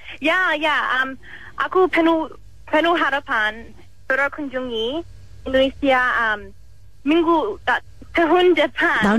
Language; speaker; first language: Indonesian; non-native, learner; English